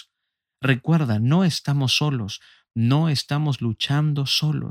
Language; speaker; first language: Spanish; native; Spanish